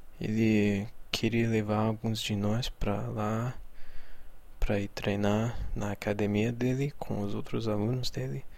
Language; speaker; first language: Portuguese; non-native, fluent; English